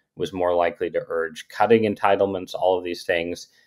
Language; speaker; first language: English; native; English